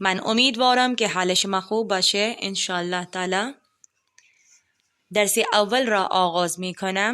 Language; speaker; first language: Persian; non-native, fluent; Urdu